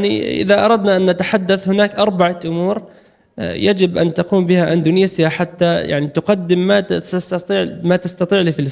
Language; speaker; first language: Arabic; native; Arabic